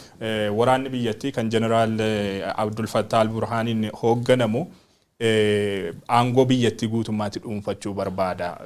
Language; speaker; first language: Oromo; native; Oromo